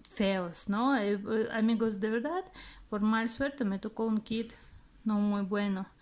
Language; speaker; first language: Spanish; non-native, fluent; Russian